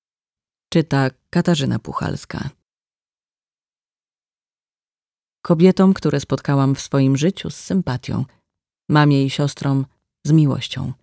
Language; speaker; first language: Polish; native; Polish